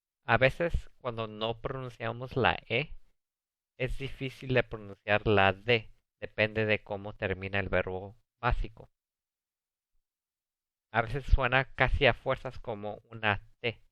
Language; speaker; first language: Spanish; early bilingual, heritage; Spanish